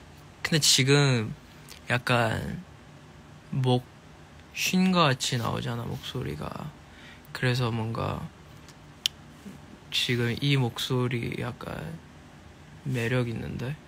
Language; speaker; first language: Korean; non-native, fluent; Chinese